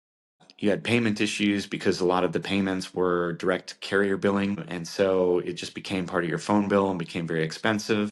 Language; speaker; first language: English; native; English